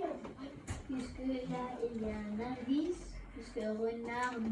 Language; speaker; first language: French; native; French